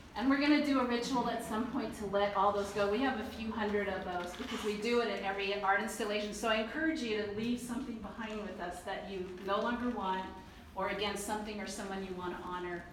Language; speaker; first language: English; early bilingual, other home language; Chinese